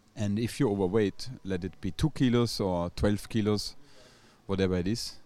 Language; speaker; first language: English; non-native, fluent; German